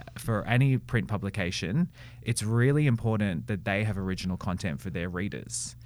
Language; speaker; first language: English; native; English